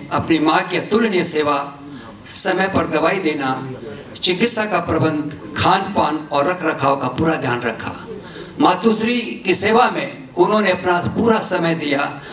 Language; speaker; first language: Hindi; native; Hindi